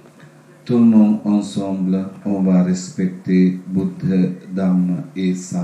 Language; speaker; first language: French; non-native, learner; Sinhala